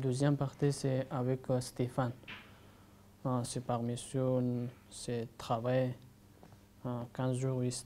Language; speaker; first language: French; non-native, learner; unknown